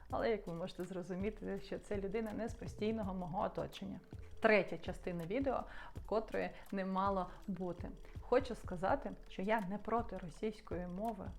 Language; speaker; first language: Ukrainian; non-native, local second language; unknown